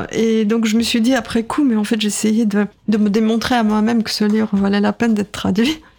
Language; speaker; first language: French; non-native, fluent; Russian